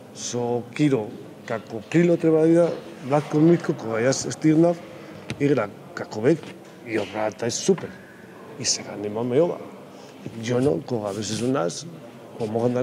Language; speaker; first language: Macedonian; non-native, learner; Spanish